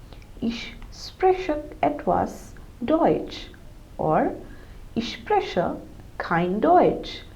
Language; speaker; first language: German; non-native, fluent; Hindi